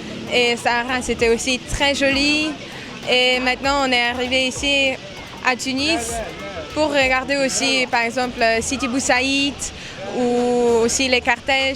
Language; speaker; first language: French; non-native, local second language; Luxembourgish